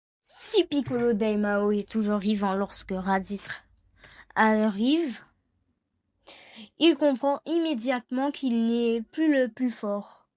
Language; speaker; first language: French; native; French